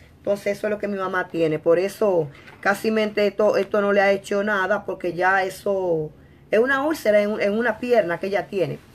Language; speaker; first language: Spanish; native; Spanish